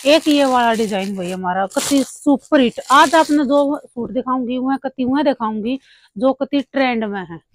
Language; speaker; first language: Hindi; native; Hindi